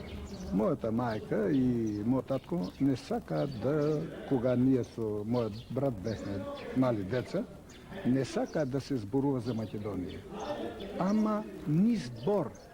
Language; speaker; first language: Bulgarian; non-native, local second language; Macedonian